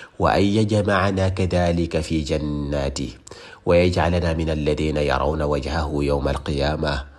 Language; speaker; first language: Arabic; non-native, fluent; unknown